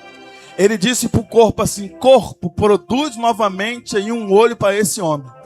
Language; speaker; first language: Portuguese; native; Portuguese